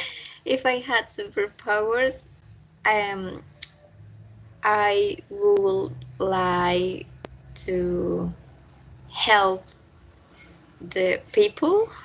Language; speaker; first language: English; non-native, learner; Spanish